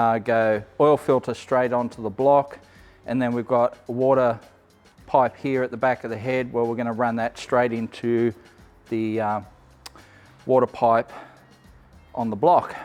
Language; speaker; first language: English; native; English